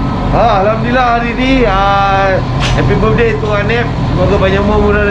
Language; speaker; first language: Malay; native; Malay